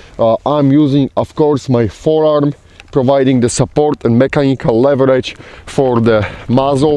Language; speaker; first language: English; non-native, fluent; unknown